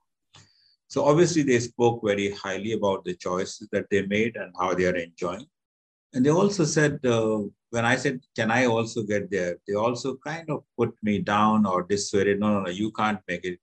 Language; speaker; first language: English; non-native, local second language; Hindi